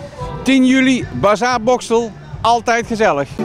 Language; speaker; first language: Dutch; native; Dutch